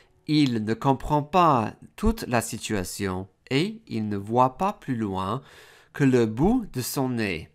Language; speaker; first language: French; non-native, fluent; English